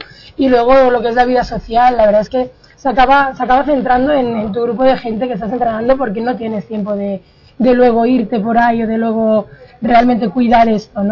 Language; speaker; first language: Spanish; native; Spanish